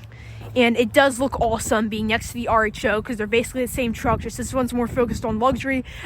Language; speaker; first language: English; native; English